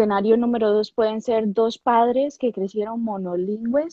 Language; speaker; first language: Spanish; native; Spanish